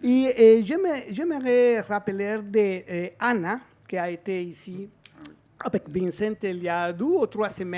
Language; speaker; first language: French; non-native, fluent; Spanish